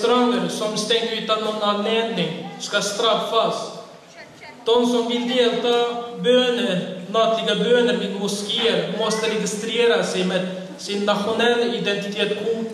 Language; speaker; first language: Swedish; non-native, fluent; Uyghur